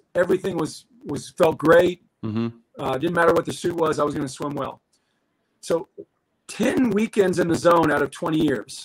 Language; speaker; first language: English; native; English